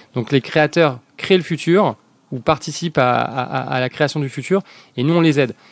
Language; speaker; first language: French; native; French